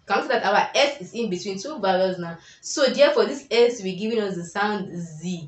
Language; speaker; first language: English; non-native, local second language; Yoruba